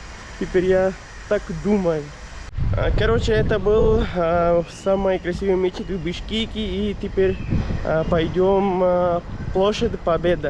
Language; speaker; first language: Russian; non-native, learner; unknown